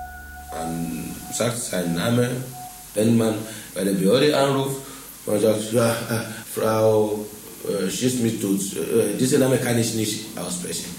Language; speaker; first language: German; non-native, fluent; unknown